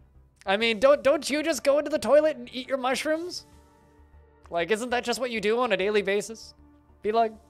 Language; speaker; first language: English; native; English